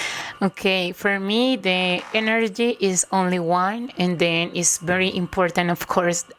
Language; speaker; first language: English; non-native, learner; Spanish